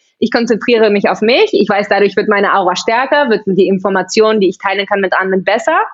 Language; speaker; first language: German; early bilingual, heritage; German